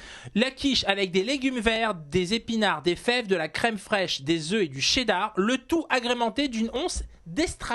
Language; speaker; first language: French; native; French